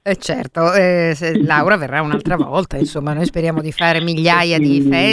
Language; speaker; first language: Italian; native; Italian